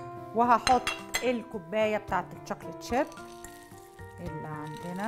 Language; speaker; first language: Arabic; native; Arabic